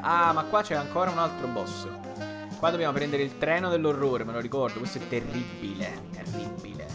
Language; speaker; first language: Italian; native; Italian